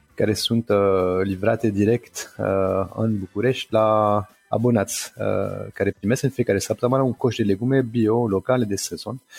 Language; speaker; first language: Romanian; non-native, fluent; French